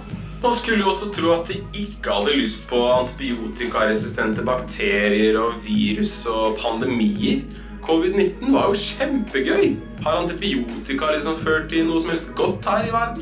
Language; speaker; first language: Norwegian; native; Norwegian